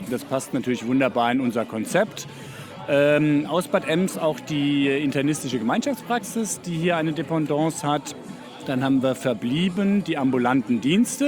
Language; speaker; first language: German; native; German